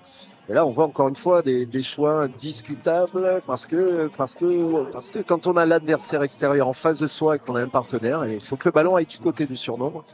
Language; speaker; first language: French; native; French